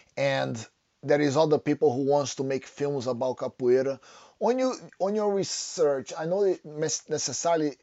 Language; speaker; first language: English; non-native, fluent; Portuguese